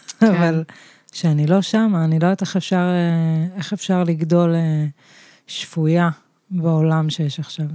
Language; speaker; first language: Hebrew; native; Hebrew